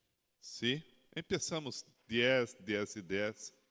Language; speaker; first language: Spanish; non-native, learner; Portuguese